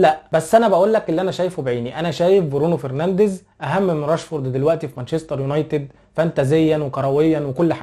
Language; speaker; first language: Arabic; native; Arabic